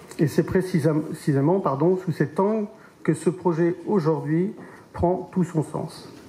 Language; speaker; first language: French; native; French